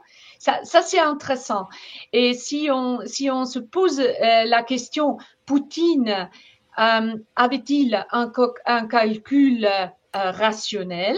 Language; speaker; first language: French; non-native, fluent; German